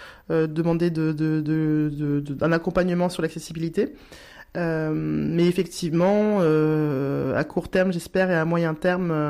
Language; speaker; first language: French; native; French